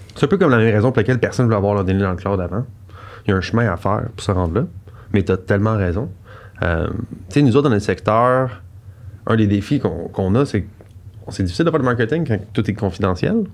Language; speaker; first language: French; native; French